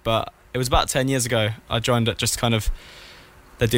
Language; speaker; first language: English; native; English